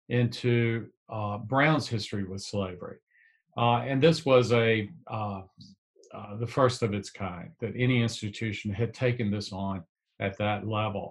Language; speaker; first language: English; native; English